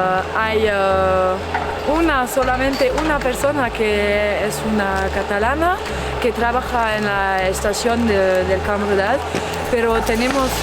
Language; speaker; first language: Spanish; non-native, fluent; French